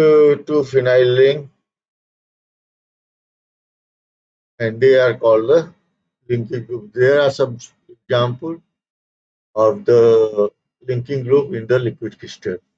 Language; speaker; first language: English; non-native, local second language; Hindi